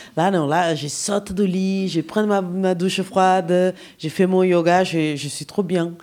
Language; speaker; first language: French; non-native, fluent; Portuguese